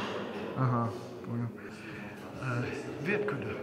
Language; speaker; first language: Russian; non-native, learner; English